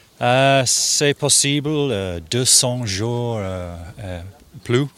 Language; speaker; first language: French; non-native, learner; English